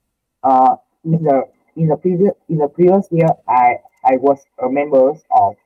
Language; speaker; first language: English; non-native, learner; Vietnamese